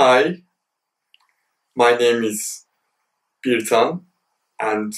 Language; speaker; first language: English; non-native, fluent; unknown